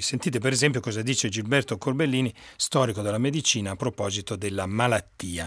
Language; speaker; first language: Italian; native; Italian